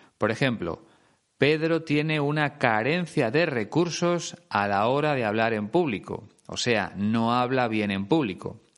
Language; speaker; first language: Spanish; native; Spanish